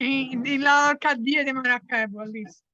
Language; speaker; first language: Spanish; non-native, fluent; Portuguese